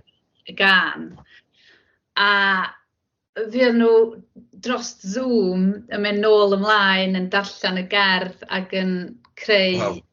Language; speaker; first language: Welsh; native; Welsh